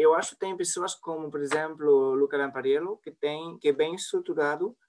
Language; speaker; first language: Portuguese; non-native, fluent; French